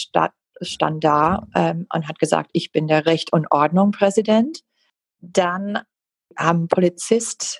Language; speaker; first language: German; non-native, fluent; English